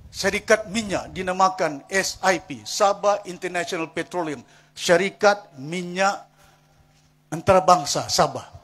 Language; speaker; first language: Malay; non-native, local second language; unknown